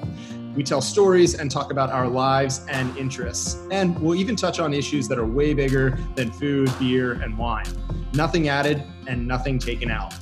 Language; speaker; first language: English; native; English